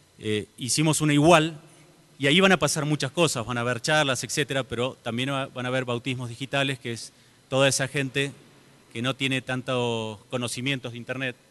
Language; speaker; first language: Spanish; native; Spanish